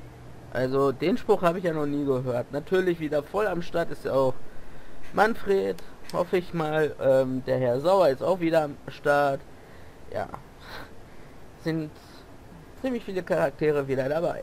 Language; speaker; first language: German; native; German